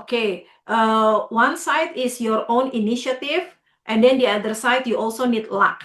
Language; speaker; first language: English; non-native, fluent; Indonesian